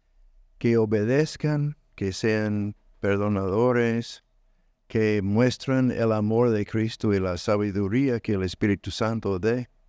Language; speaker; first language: Spanish; non-native, learner; English